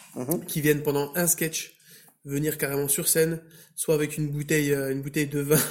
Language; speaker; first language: French; native; French